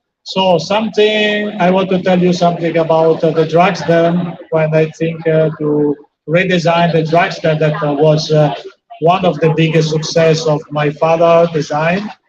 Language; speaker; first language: English; non-native, fluent; Italian